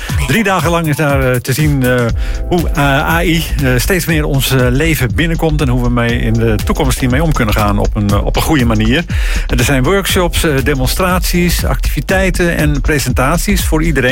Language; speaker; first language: Dutch; native; Dutch